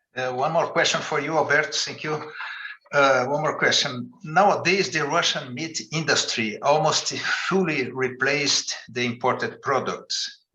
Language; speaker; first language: English; non-native, fluent; Portuguese